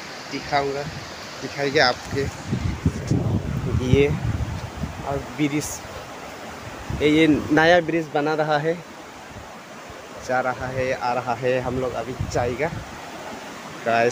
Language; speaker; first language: Hindi; non-native, local second language; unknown